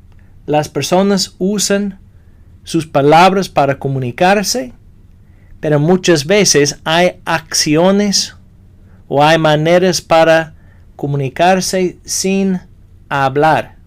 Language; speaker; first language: Spanish; non-native, fluent; English